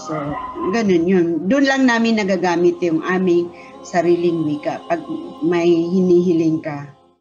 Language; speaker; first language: Filipino; non-native, local second language; Maranao